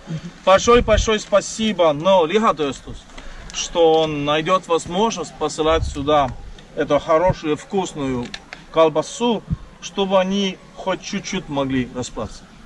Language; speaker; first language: Russian; non-native, learner; Estonian